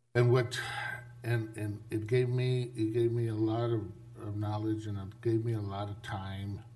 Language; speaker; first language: English; early bilingual, other home language; Spanish